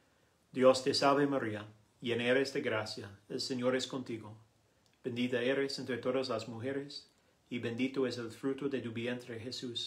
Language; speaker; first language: Spanish; non-native, learner; English